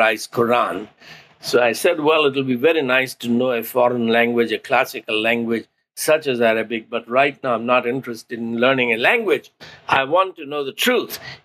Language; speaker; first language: English; non-native, local second language; Hindi